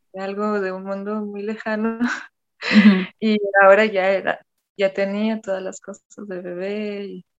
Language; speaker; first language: Spanish; non-native, fluent; German